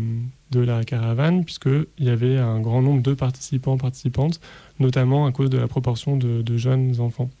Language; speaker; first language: French; native; French